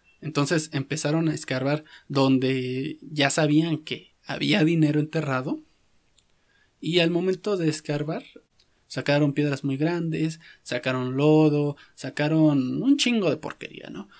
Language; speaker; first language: Spanish; native; Spanish